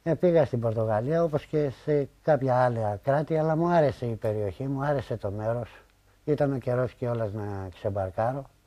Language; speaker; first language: Greek; native; Greek